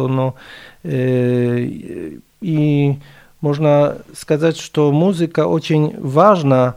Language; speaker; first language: Russian; non-native, fluent; Polish